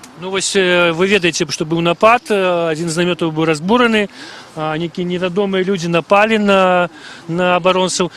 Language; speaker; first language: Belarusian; non-native, local second language; Russian